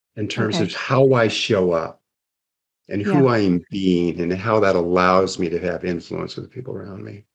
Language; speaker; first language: English; native; English